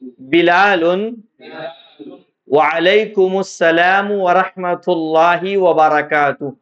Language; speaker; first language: Arabic; non-native, fluent; Urdu